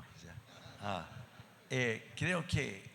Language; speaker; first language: Spanish; non-native, fluent; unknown